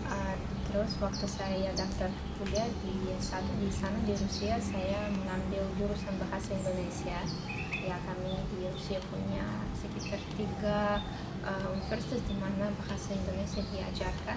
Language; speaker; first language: Indonesian; non-native, fluent; Russian